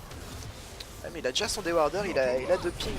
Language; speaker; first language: French; native; French